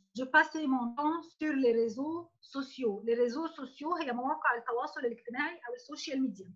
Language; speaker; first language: French; non-native, fluent; Arabic